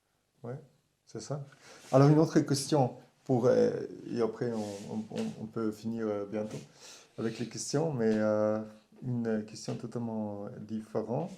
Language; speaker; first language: French; non-native, learner; German